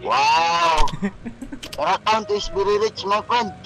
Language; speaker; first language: English; non-native, local second language; Cebuano